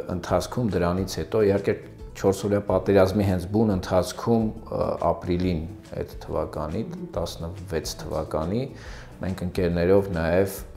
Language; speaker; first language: Armenian; early bilingual, other home language; Russian